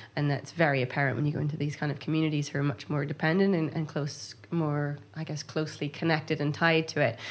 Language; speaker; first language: English; native; English